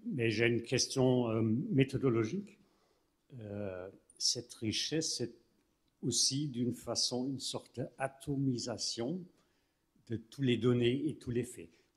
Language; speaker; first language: French; non-native, fluent; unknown